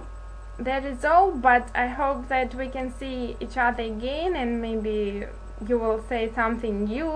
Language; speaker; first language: English; non-native, learner; Russian